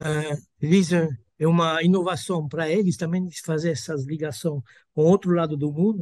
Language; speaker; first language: Portuguese; non-native, fluent; French